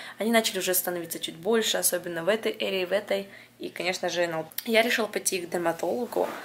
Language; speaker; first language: Russian; early bilingual, heritage; Russian